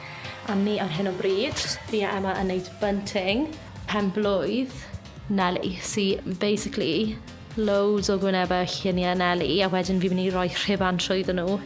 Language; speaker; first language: Welsh; native; Welsh